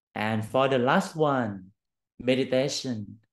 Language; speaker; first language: English; non-native, learner; Thai